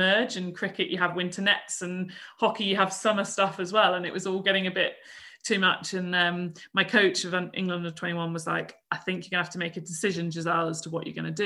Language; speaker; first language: English; native; English